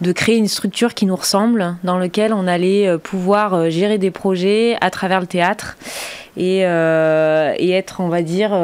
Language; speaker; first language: French; native; French